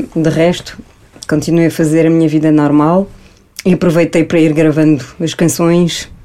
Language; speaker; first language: Portuguese; early bilingual, heritage; Portuguese